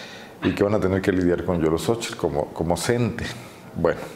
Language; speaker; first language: Spanish; native; Spanish